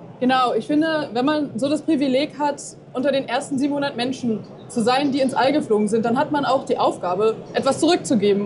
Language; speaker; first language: German; native; German